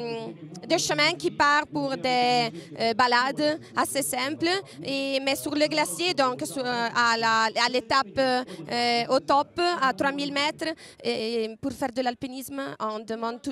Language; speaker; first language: French; non-native, local second language; Italian